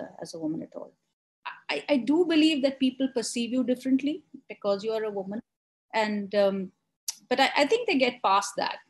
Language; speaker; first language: English; non-native, local second language; Hindi